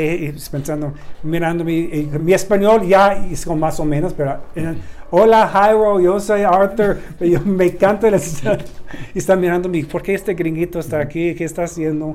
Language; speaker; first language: Spanish; non-native, learner; English